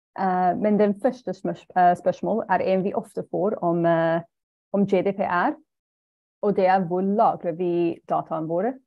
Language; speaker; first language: Norwegian; non-native, fluent; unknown